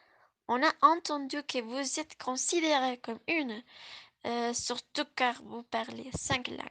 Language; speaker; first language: French; non-native, learner; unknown